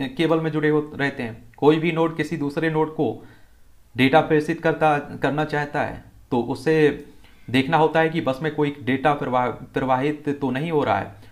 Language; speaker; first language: Hindi; native; Hindi